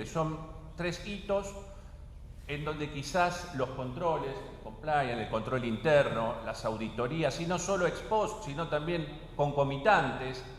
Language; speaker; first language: Spanish; native; Spanish